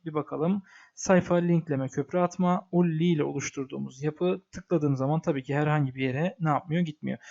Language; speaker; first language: Turkish; native; Turkish